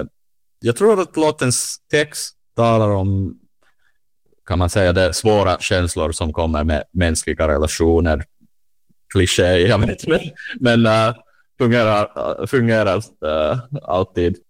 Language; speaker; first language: Swedish; non-native, learner; Finnish